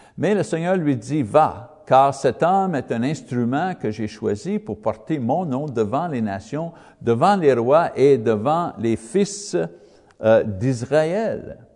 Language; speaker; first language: French; non-native, learner; English